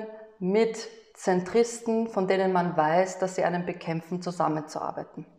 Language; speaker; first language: German; native; German